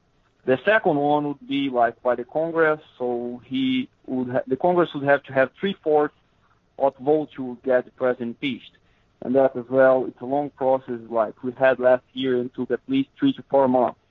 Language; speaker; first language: English; non-native, fluent; Portuguese